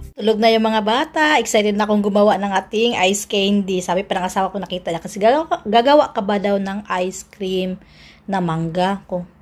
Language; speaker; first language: Filipino; non-native, local second language; Cebuano